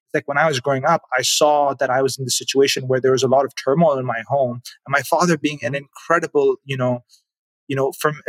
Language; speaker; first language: English; non-native, local second language; Urdu